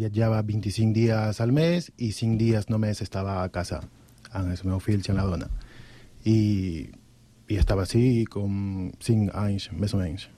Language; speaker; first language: Catalan; non-native, learner; Spanish